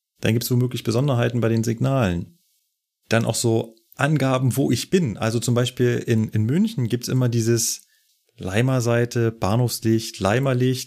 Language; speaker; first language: German; native; German